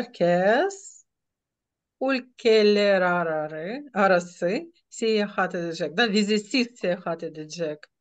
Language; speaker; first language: Turkish; non-native, fluent; Ukrainian